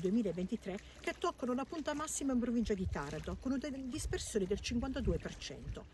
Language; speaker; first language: Italian; native; Italian